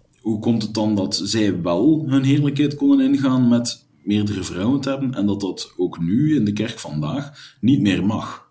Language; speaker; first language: Dutch; native; Dutch